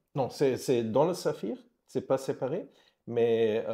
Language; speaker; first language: French; non-native, fluent; German